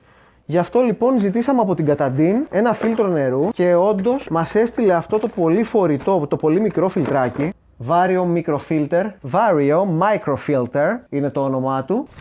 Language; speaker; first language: Greek; native; Greek